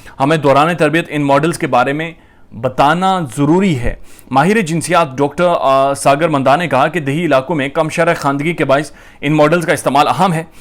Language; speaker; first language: Urdu; native; Urdu